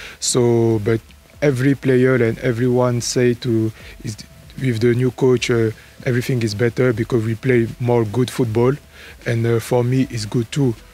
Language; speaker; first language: English; non-native, learner; French